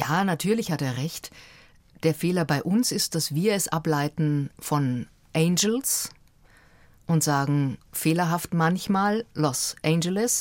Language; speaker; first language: German; native; German